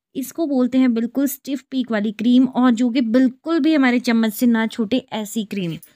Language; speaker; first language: Hindi; native; Hindi